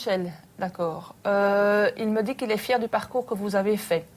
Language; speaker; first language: French; native; French